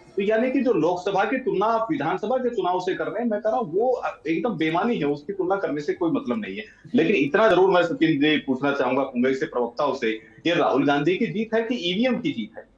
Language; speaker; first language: Hindi; native; Hindi